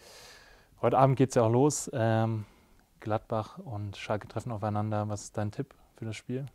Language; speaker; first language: German; native; German